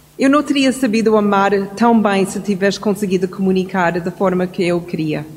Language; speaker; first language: Portuguese; non-native, fluent; English